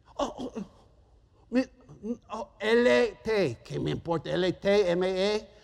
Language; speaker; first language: Spanish; non-native, fluent; German